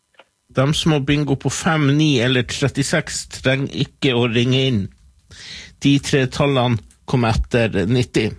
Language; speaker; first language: Norwegian; native; Norwegian